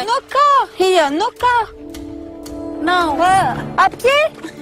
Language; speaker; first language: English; non-native, learner; French